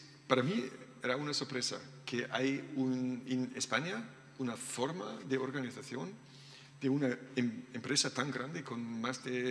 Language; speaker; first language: Spanish; non-native, learner; German